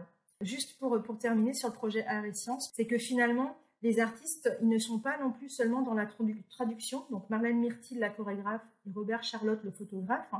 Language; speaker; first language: French; native; French